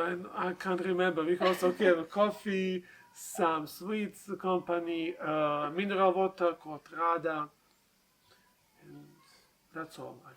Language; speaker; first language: English; non-native, learner; Serbian